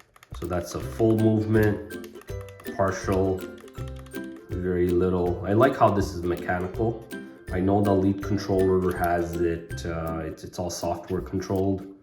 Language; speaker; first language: English; native; English